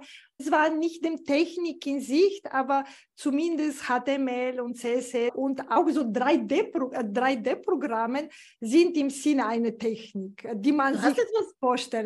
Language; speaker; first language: German; non-native, fluent; Bulgarian